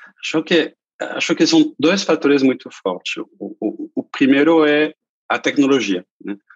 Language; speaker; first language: Portuguese; non-native, fluent; French